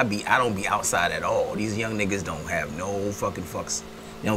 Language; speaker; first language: English; native; English